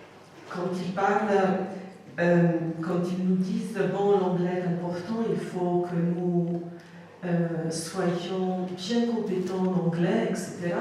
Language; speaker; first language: French; non-native, fluent; Italian